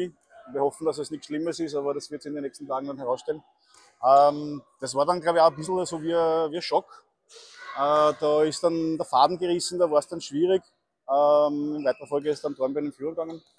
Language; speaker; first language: German; native; German